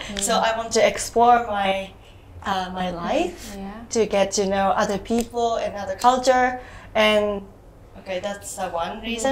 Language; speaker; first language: English; non-native, learner; Japanese